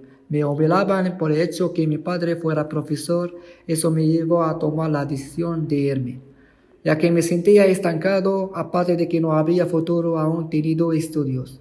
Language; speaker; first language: Spanish; non-native, learner; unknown